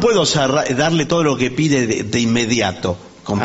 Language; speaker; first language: Spanish; native; Spanish